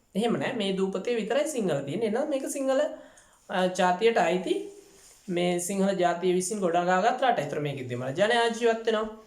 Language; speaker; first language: Sinhala; native; Sinhala